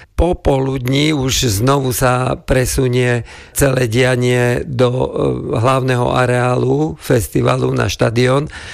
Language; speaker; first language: Slovak; native; Slovak